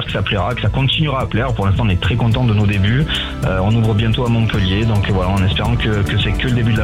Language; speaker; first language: French; native; French